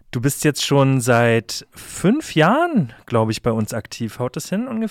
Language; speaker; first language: German; native; German